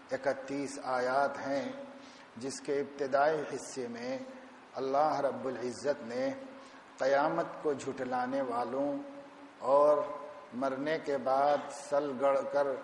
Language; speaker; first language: Urdu; native; Urdu